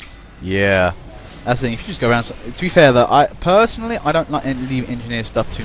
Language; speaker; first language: English; native; English